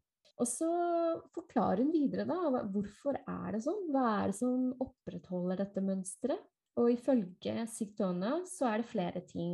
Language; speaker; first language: Norwegian; non-native, fluent; Spanish